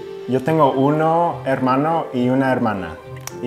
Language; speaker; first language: Spanish; early bilingual, heritage; Spanish